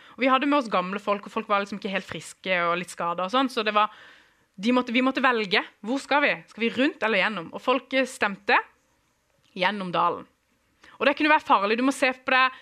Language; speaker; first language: Norwegian; early bilingual, other home language; Kurdish